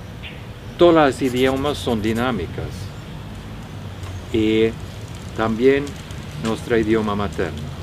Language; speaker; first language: Spanish; non-native, fluent; Norwegian